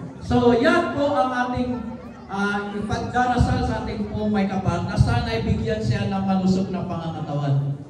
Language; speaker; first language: Filipino; non-native, local second language; Cebuano